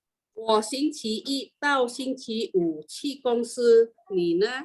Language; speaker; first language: Chinese; non-native, learner; Indonesian